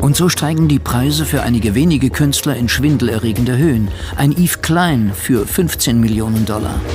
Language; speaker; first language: German; native; German